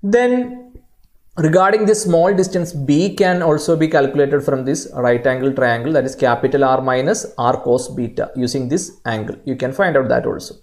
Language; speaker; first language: English; non-native, local second language; Malayalam